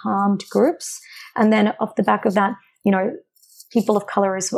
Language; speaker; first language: English; native; English